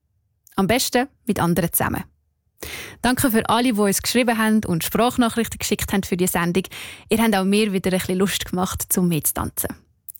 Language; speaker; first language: German; native; German